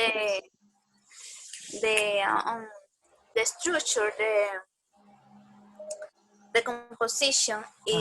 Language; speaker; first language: English; non-native, learner; Spanish